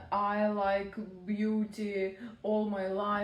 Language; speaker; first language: English; non-native, learner; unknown